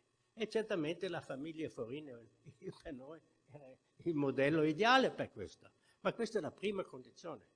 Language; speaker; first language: Italian; non-native, fluent; German